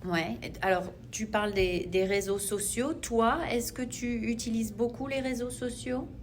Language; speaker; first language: French; non-native, fluent; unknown